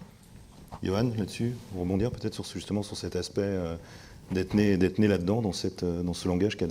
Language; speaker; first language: French; native; French